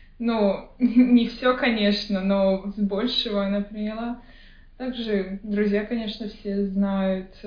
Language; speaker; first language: Russian; native; Russian